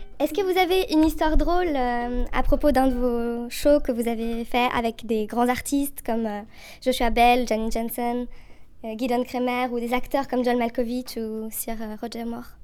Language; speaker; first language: French; native; French